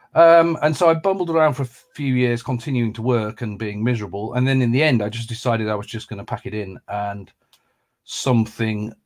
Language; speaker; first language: English; native; English